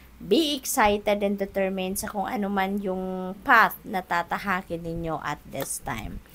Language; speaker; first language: English; non-native, local second language; Filipino